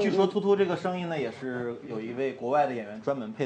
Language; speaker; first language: Chinese; native; Chinese